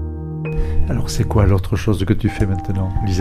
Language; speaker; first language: French; native; French